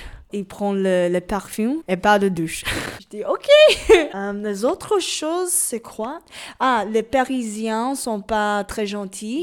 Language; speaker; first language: French; non-native, learner; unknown